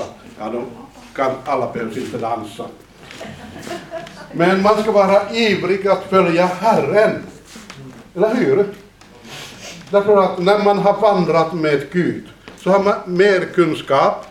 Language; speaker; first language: Swedish; non-native, fluent; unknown